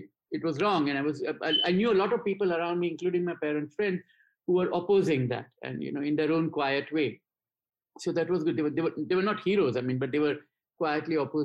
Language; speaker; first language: English; non-native, local second language; Gujarati